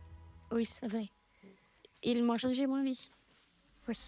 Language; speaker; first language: French; non-native, learner; Romanian